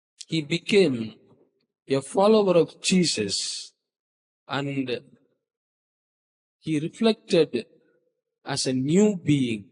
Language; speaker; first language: English; non-native, local second language; Tamil